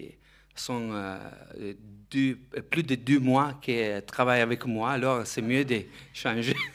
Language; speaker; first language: French; non-native, fluent; Italian